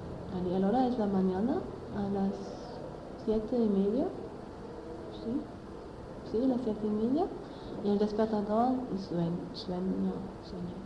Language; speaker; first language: Spanish; non-native, learner; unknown